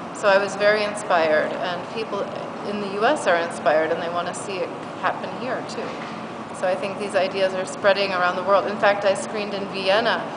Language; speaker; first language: English; native; English